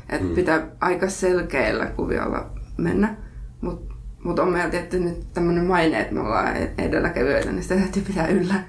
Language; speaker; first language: Finnish; early bilingual, heritage; Finnish